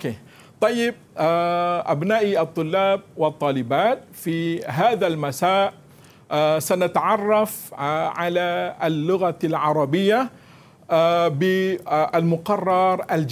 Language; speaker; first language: Arabic; non-native, fluent; Malay